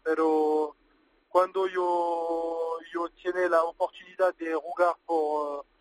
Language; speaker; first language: Spanish; non-native, learner; French